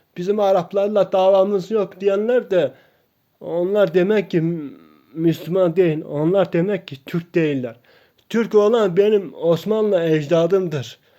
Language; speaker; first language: Turkish; non-native, local second language; Kurdish